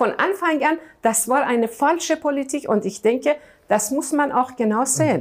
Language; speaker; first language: German; non-native, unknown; Persian